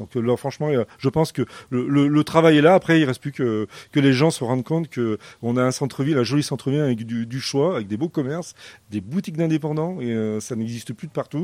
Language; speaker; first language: French; native; French